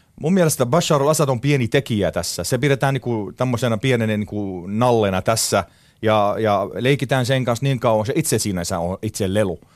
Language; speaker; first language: Finnish; non-native, fluent; Arabic